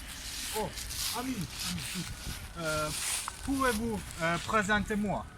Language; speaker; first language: French; non-native, learner; Turkish